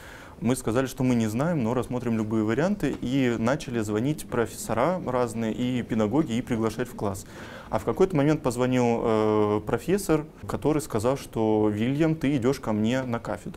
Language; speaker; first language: Russian; native; Russian